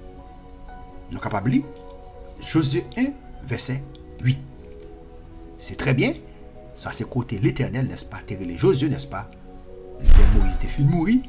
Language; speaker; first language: French; non-native, local second language; Haitian Creole